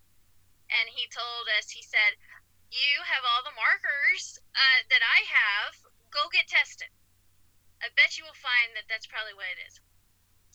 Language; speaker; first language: English; native; English